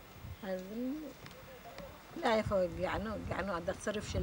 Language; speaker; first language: Hebrew; non-native, fluent; Arabic